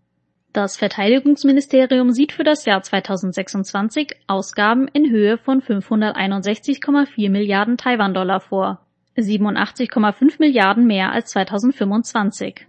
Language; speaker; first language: German; native; German